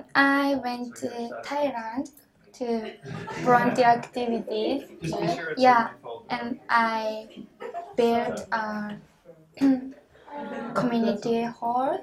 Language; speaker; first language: English; non-native, learner; Japanese